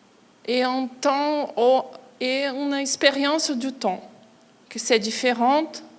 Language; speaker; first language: French; non-native, fluent; Portuguese